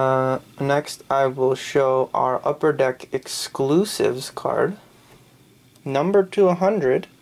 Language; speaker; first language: English; native; English